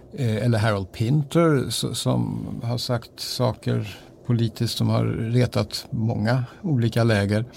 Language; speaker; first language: Swedish; native; Swedish